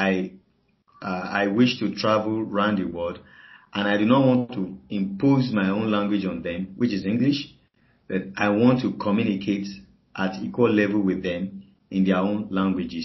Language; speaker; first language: English; non-native, local second language; Yoruba